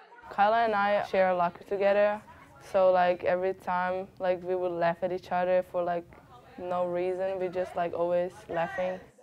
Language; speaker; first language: English; non-native, fluent; Slovenian